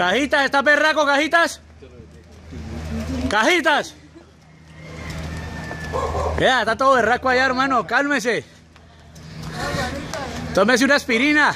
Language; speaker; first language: Spanish; native; Spanish